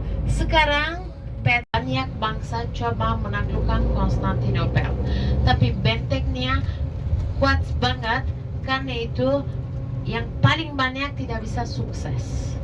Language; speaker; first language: Indonesian; non-native, fluent; Turkish